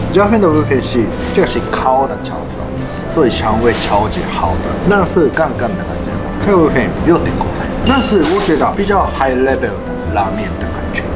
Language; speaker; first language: Chinese; non-native, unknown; Japanese